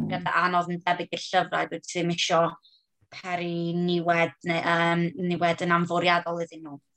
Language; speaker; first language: Welsh; non-native, local second language; English